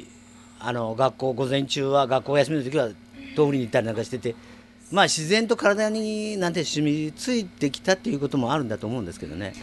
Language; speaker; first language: Japanese; native; Japanese